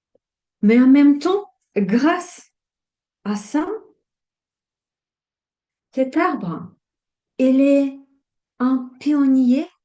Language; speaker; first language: French; non-native, fluent; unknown